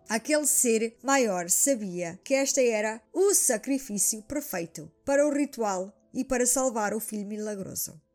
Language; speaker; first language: Portuguese; early bilingual, heritage; Portuguese